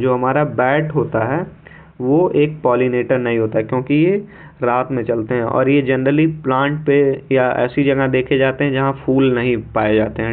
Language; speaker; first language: Hindi; native; Hindi